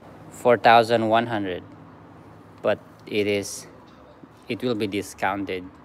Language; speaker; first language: English; non-native, local second language; Filipino